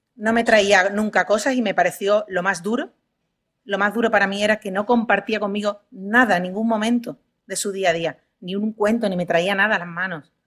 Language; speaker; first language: Spanish; native; Spanish